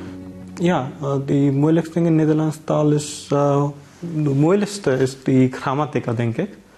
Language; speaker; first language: Dutch; non-native, learner; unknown